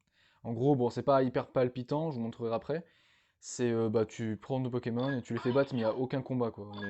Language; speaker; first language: French; native; French